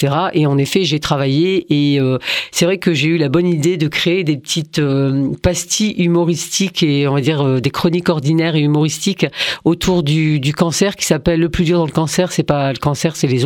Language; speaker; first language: French; early bilingual, other home language; Arabic